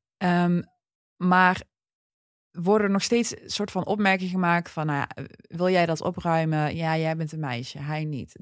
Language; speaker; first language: Dutch; early bilingual, other home language; Turkish